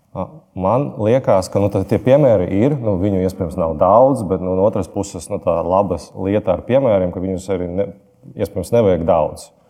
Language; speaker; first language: Latvian; non-native, local second language; Russian